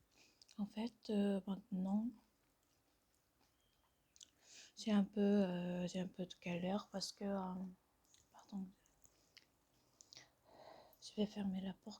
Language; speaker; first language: French; non-native, fluent; Korean